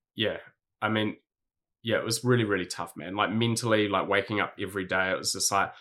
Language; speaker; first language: English; native; English